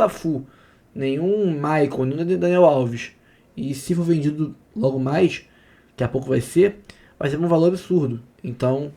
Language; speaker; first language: Portuguese; native; Portuguese